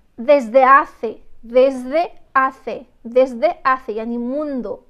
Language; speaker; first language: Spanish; non-native, fluent; Arabic